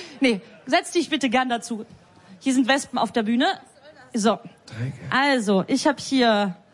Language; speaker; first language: German; non-native, fluent; Bulgarian